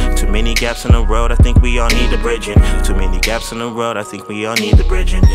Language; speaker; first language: English; native; English